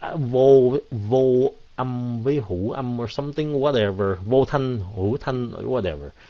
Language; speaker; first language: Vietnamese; early bilingual, heritage; Vietnamese